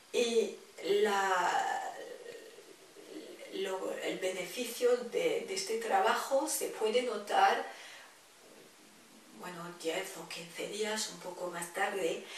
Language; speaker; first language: Spanish; non-native, fluent; French